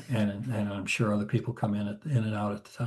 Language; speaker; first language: English; native; English